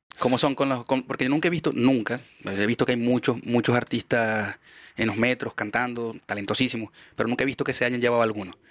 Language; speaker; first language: Spanish; native; Spanish